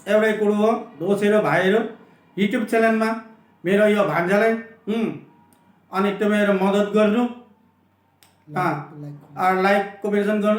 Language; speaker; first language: Nepali; non-native, local second language; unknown